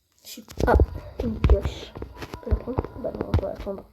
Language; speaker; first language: French; native; French